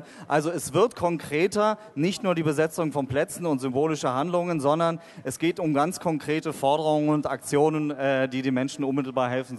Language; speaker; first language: German; native; German